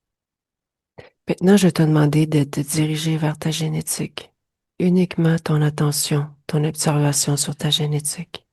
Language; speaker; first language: French; native; French